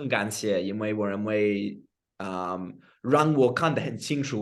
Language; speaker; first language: Chinese; non-native, fluent; English